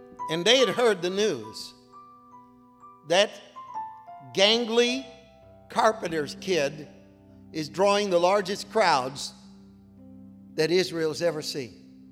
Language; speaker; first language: English; early bilingual, other home language; Spanish